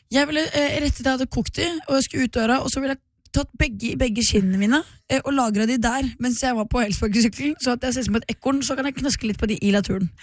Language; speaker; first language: Norwegian; native; Norwegian